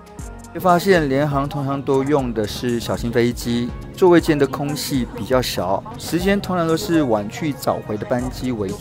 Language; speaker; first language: Chinese; native; Chinese